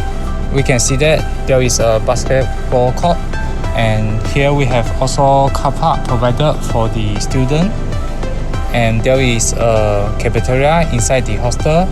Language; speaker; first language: English; non-native, local second language; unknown